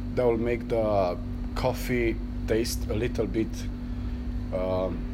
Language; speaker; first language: English; non-native, learner; Romanian